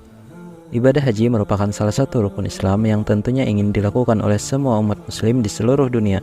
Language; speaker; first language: Indonesian; native; Indonesian